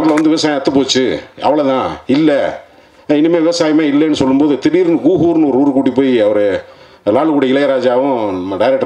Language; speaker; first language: Tamil; native; Tamil